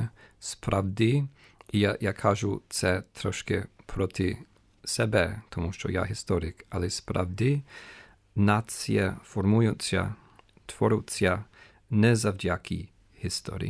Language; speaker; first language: Ukrainian; non-native, fluent; English